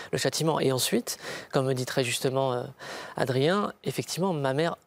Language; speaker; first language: French; native; French